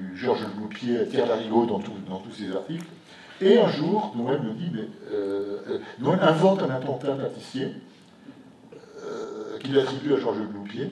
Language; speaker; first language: French; native; French